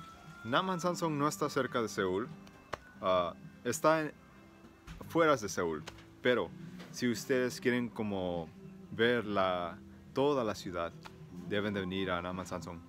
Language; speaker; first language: Spanish; early bilingual, heritage; Spanish